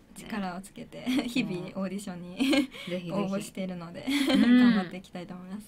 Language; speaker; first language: Japanese; native; Japanese